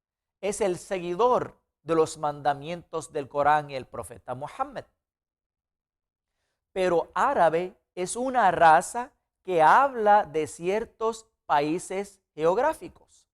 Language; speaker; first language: Spanish; non-native, fluent; Arabic